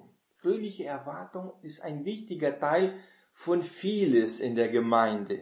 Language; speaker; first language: German; non-native, fluent; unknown